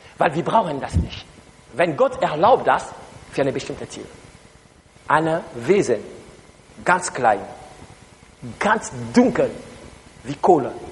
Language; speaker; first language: German; non-native, learner; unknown